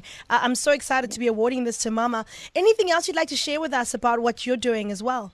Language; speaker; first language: English; native; English